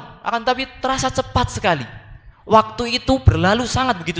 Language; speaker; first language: Indonesian; native; Indonesian